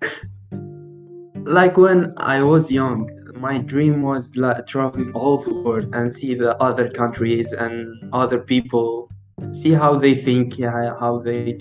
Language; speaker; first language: English; non-native, learner; Arabic